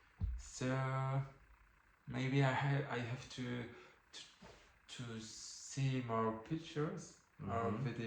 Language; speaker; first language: English; non-native, learner; French